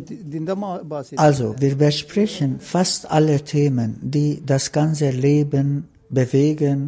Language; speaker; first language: German; non-native, fluent; Turkish